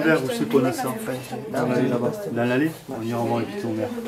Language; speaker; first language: French; native; French